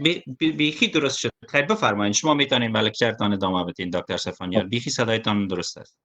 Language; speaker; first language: Persian; native; Persian